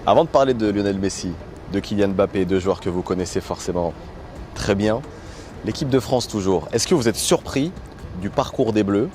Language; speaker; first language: French; native; French